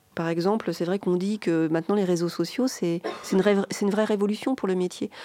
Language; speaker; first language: French; native; French